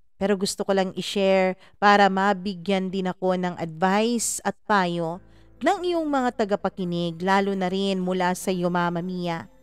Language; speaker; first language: Filipino; non-native, local second language; Cebuano